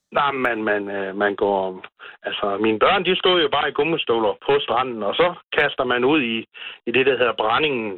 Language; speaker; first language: Danish; native; Danish